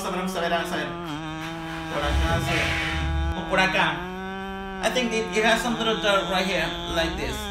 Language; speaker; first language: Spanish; native; Spanish